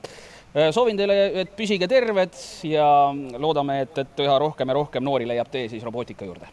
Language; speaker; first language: Estonian; native; Estonian